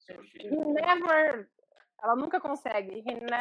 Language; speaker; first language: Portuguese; native; Portuguese